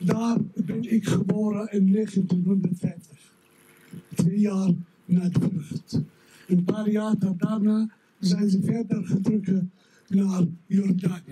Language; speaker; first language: Dutch; non-native, fluent; Arabic